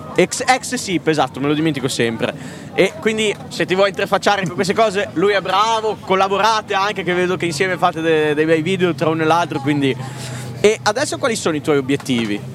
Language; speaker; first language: Italian; native; Italian